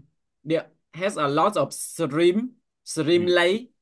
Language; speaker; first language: English; non-native, learner; Vietnamese